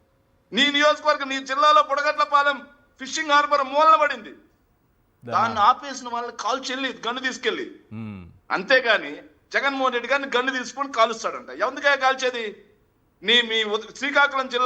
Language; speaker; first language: Telugu; native; Telugu